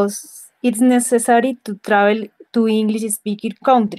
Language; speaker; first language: English; non-native, learner; Spanish